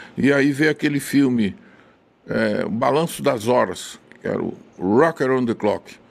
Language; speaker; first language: Portuguese; native; Portuguese